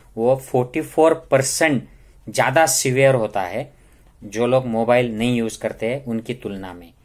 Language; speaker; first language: Hindi; non-native, local second language; Marathi